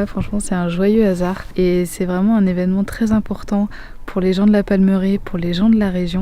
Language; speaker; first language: French; native; French